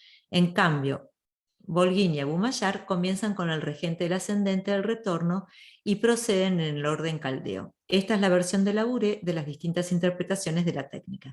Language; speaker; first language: Spanish; native; Spanish